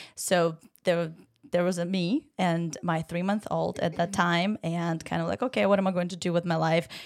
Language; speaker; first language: English; non-native, fluent; Ukrainian